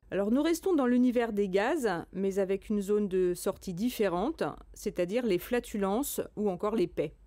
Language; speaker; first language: French; native; French